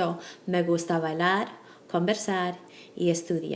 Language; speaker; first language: Spanish; non-native, fluent; English